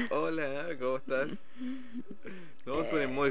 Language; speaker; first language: Spanish; native; Spanish